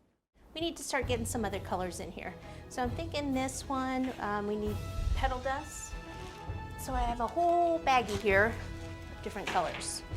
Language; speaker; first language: English; native; English